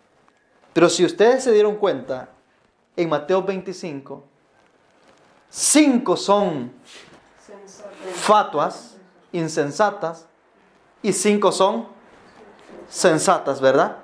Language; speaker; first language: Spanish; native; Spanish